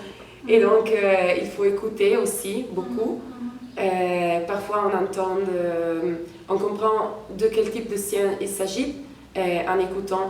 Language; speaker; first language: French; non-native, fluent; Italian